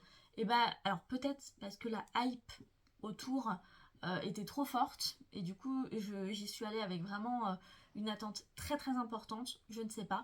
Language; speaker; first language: French; native; French